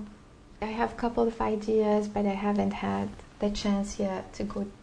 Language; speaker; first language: English; non-native, fluent; Arabic